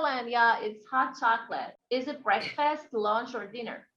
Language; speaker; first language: English; non-native, fluent; Persian